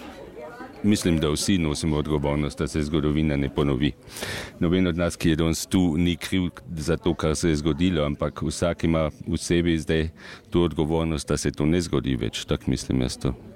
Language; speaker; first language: Slovenian; native; Slovenian